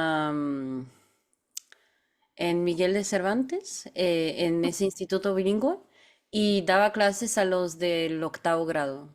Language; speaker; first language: Spanish; non-native, fluent; Bulgarian